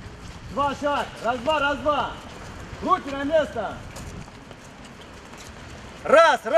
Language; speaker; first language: Russian; non-native, local second language; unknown